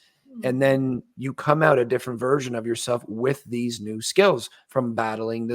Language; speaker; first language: English; native; English